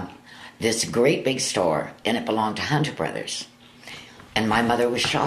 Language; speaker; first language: English; native; English